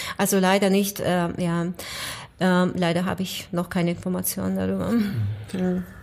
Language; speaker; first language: German; non-native, fluent; Ukrainian